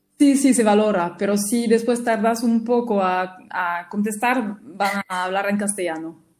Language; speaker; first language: Spanish; non-native, fluent; French